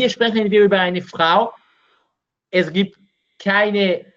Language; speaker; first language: German; non-native, learner; Hebrew